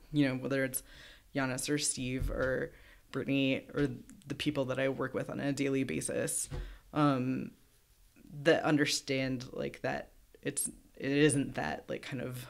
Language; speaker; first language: English; native; English